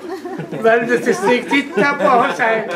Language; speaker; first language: Swedish; non-native, fluent; Arabic